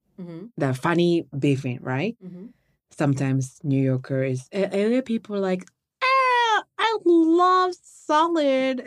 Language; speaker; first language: English; non-native, learner; Japanese